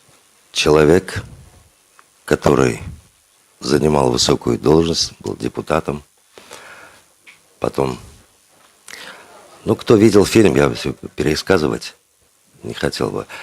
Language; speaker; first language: Russian; non-native, local second language; Uzbek